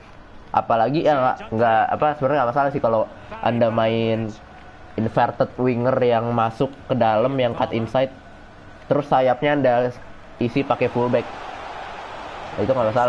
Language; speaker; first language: Indonesian; native; Indonesian